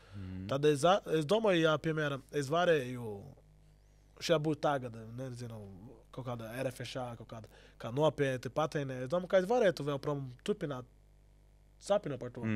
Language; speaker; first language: Latvian; non-native, learner; Portuguese